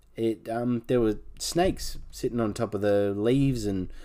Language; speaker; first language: English; native; English